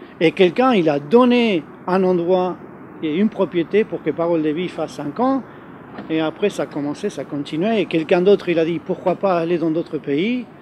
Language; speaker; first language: French; non-native, fluent; Spanish